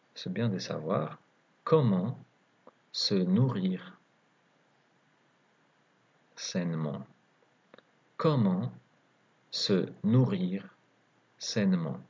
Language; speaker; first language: French; native; French